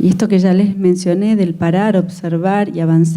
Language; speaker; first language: Spanish; native; Spanish